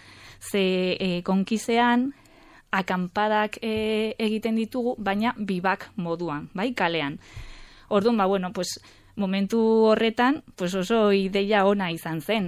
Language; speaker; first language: Basque; non-native, local second language; Spanish